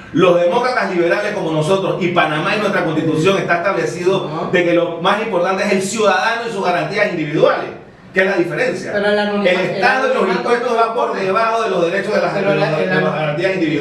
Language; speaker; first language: Spanish; native; Spanish